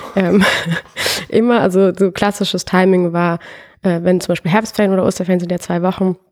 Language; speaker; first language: German; native; German